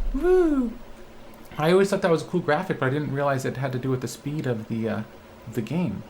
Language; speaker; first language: English; native; English